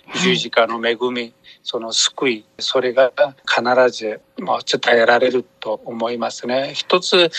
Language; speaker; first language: Japanese; non-native, fluent; Korean